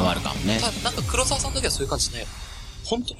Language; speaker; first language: Japanese; native; Japanese